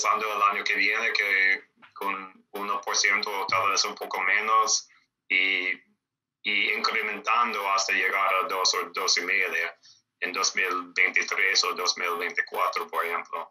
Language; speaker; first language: Spanish; non-native, fluent; English